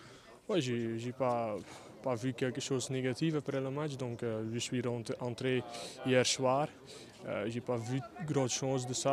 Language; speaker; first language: French; non-native, local second language; Dutch